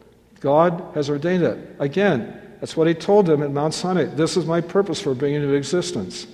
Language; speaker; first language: English; native; English